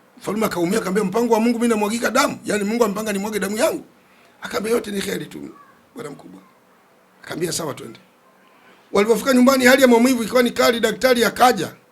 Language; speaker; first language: Swahili; native; Swahili